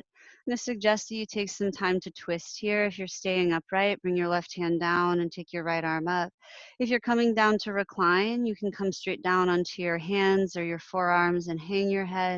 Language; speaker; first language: English; native; English